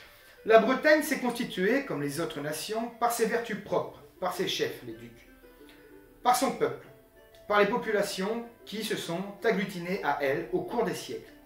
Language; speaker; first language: French; native; French